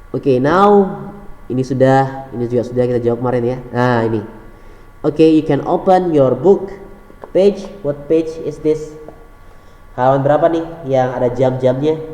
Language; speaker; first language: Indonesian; native; Indonesian